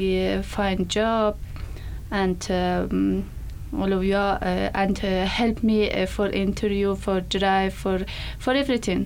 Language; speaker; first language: English; non-native, learner; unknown